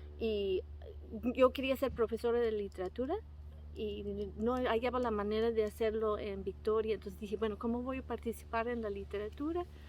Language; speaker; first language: Spanish; non-native, fluent; English